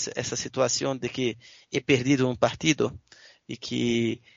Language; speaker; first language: Spanish; non-native, learner; Portuguese